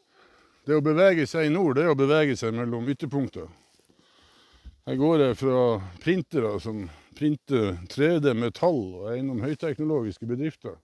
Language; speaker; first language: Norwegian; native; Norwegian